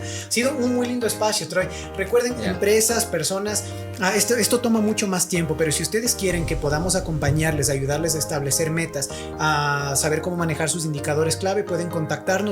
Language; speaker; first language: Spanish; native; Spanish